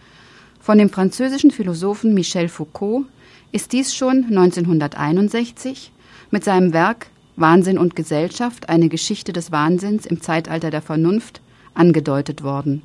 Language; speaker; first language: German; native; German